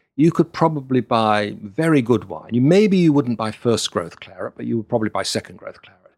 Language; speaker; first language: English; native; English